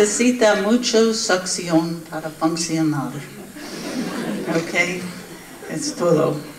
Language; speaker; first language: Spanish; non-native, learner; English